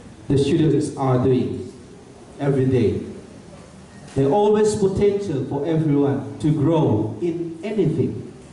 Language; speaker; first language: English; non-native, fluent; Indonesian